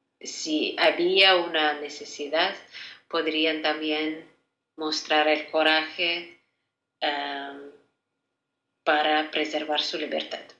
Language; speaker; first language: Spanish; non-native, fluent; Ukrainian